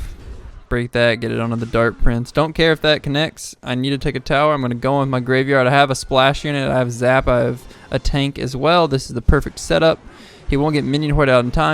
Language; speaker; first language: English; native; English